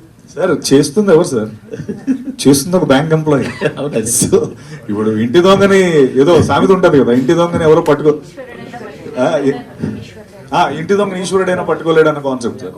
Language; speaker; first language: Telugu; native; Telugu